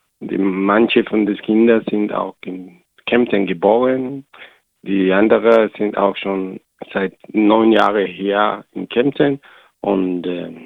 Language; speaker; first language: German; non-native, learner; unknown